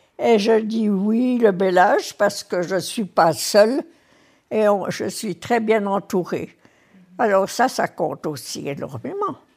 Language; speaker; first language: French; native; French